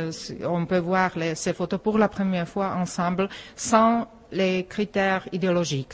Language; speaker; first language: French; non-native, fluent; Czech